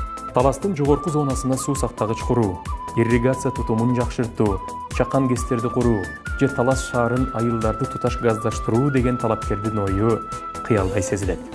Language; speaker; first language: Kyrgyz; native; Kyrgyz